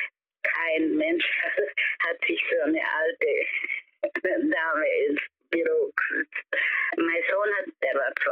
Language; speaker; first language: German; early bilingual, heritage; German